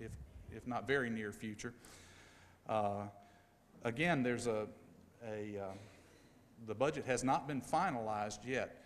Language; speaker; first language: English; native; English